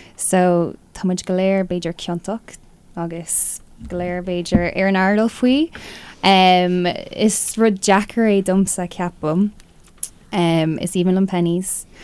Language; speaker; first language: Irish; non-native, local second language; English